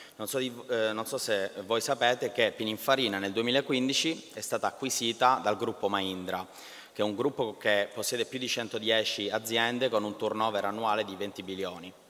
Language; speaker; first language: Italian; native; Italian